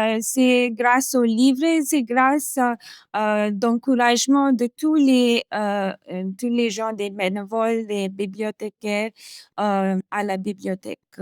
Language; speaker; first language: French; non-native, learner; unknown